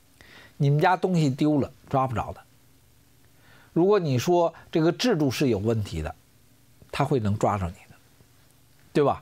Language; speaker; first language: Chinese; native; Chinese